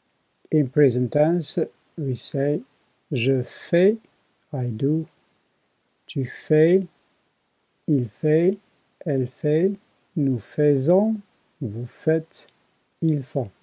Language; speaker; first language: French; non-native, learner; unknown